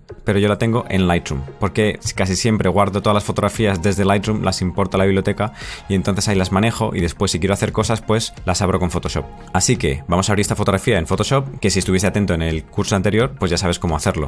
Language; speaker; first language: Spanish; native; Spanish